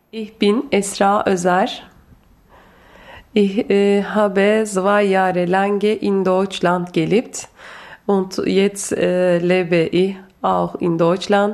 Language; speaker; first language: German; non-native, learner; Turkish